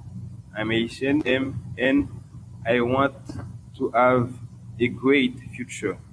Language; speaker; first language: English; non-native, local second language; Haitian Creole